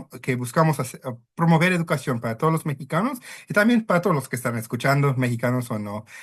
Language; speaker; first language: Spanish; early bilingual, heritage; Spanish